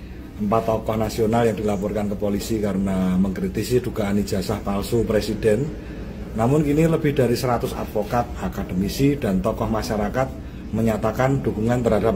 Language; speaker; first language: Indonesian; native; Indonesian